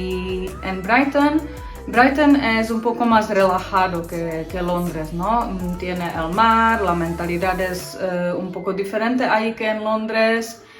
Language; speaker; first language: Spanish; non-native, fluent; Czech